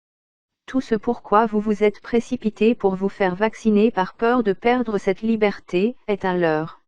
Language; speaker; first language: French; native; French